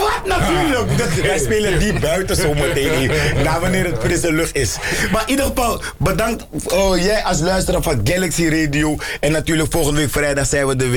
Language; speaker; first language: Dutch; native; Dutch